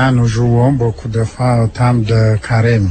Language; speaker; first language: French; non-native, learner; Amharic